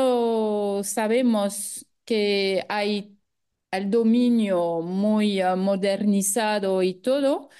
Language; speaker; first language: Spanish; non-native, fluent; French